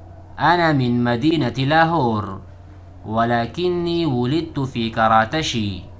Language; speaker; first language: Arabic; non-native, fluent; Urdu